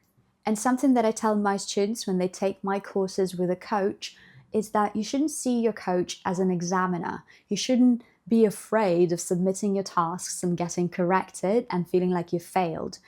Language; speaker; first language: English; non-native, fluent; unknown